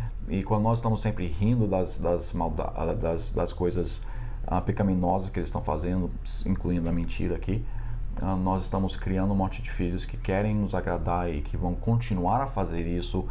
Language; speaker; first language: Portuguese; non-native, fluent; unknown